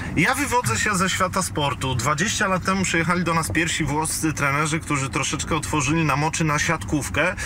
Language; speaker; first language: Polish; native; Polish